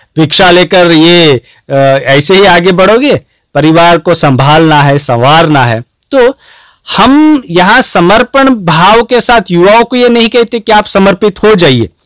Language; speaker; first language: Hindi; non-native, local second language; Gujarati